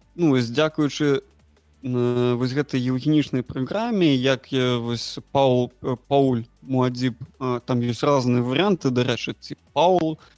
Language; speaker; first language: Belarusian; non-native, local second language; Russian